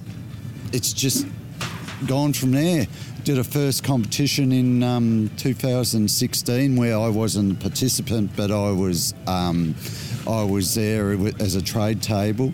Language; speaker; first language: English; native; English